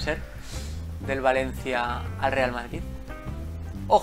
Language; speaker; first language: Spanish; native; Spanish